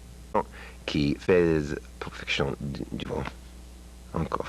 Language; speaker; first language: French; non-native, learner; English